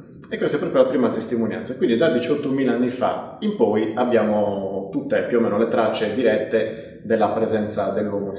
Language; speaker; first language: Italian; native; Italian